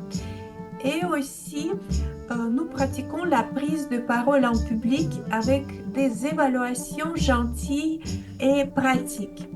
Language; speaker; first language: French; non-native, fluent; Russian